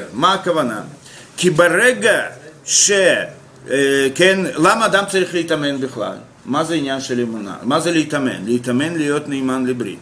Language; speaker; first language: Hebrew; non-native, fluent; Russian